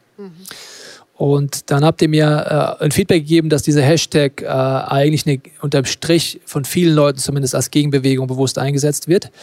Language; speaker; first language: German; native; German